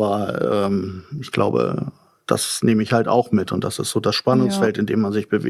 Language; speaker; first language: German; native; German